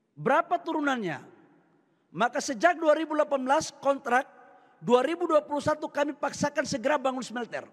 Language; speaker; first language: Indonesian; native; Indonesian